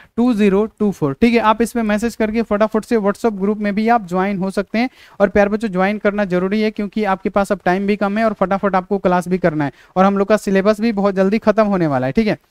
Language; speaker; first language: Hindi; native; Hindi